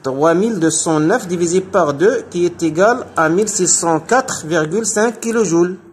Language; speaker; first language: French; non-native, local second language; Arabic